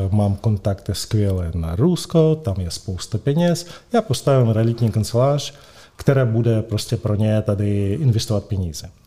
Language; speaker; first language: Czech; non-native, fluent; Russian